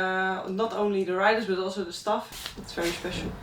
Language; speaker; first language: English; non-native, fluent; Dutch